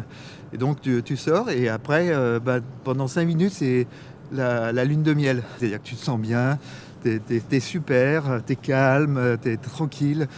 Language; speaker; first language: French; native; French